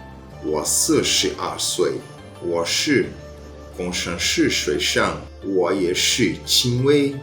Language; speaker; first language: Chinese; non-native, learner; Portuguese